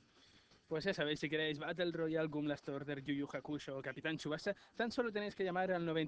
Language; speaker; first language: Spanish; native; Spanish